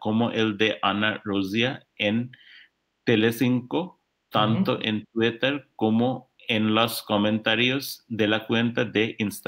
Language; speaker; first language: Spanish; non-native, learner; English